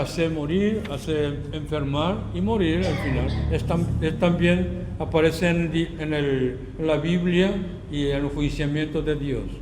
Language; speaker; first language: Spanish; non-native, fluent; Korean